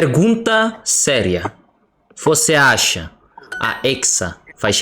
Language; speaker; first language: Portuguese; non-native, fluent; Indonesian